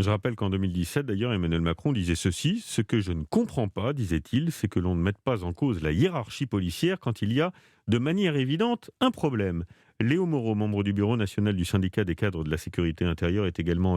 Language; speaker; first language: French; native; French